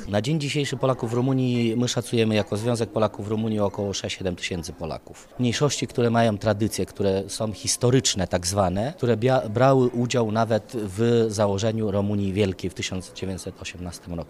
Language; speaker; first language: Polish; early bilingual, heritage; Polish